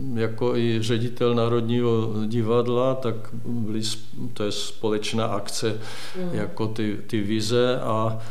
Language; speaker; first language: Czech; native; Czech